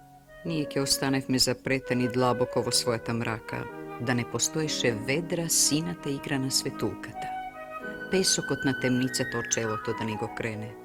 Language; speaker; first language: Macedonian; native; Macedonian